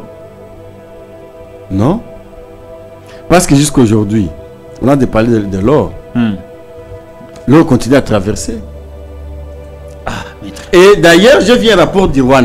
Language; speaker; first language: French; non-native, local second language; Swahili